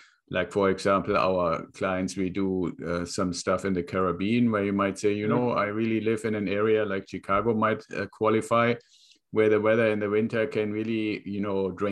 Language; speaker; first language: English; non-native, fluent; German